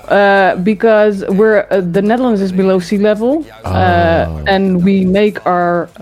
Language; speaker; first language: English; early bilingual, other home language; Dutch